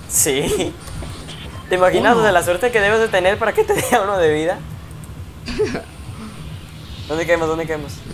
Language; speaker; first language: Spanish; native; Spanish